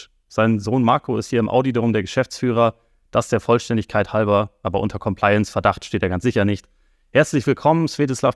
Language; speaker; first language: German; native; German